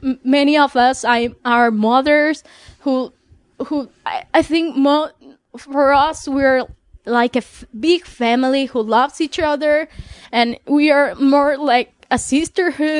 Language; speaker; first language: English; non-native, fluent; Spanish